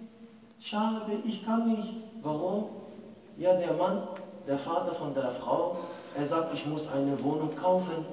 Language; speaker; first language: German; non-native, fluent; Arabic